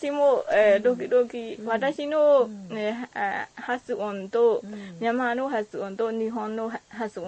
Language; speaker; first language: Japanese; non-native, learner; Burmese